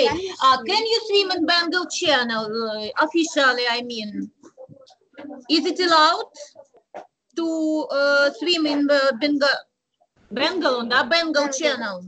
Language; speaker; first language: English; non-native, learner; Russian